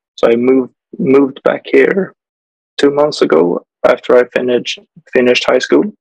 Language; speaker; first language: English; non-native, fluent; Swedish